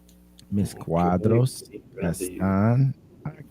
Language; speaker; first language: Spanish; non-native, learner; English